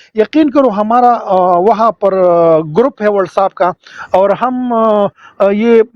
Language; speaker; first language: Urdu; non-native, local second language; Pashto